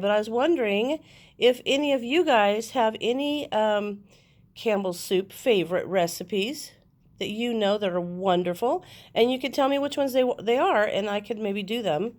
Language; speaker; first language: English; native; English